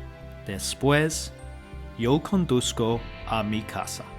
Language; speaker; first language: Spanish; non-native, learner; English